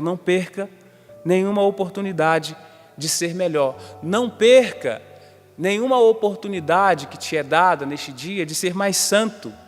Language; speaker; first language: Portuguese; native; Portuguese